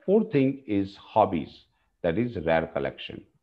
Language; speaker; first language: English; non-native, local second language; Gujarati